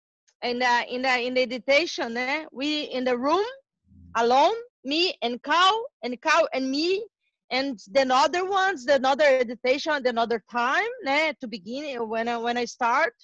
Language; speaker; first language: English; non-native, learner; Portuguese